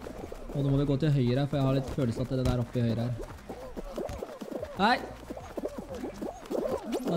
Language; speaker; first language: Norwegian; native; Norwegian